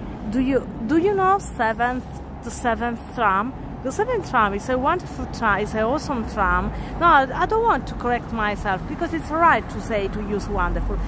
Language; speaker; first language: English; non-native, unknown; Italian